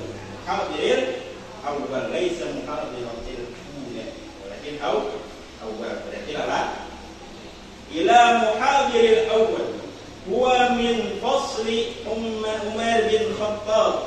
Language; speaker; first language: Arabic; non-native, learner; Indonesian